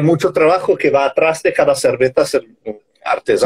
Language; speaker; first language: Spanish; non-native, fluent; English